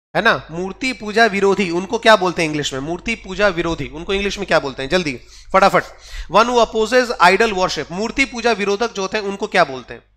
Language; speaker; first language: Hindi; non-native, local second language; Odia